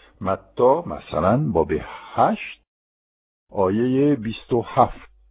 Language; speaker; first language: Persian; non-native, fluent; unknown